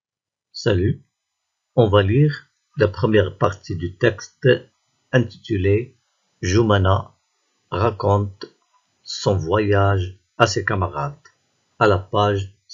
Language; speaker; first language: French; non-native, local second language; Arabic